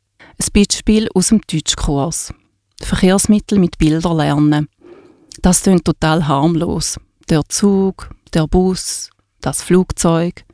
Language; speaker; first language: German; native; German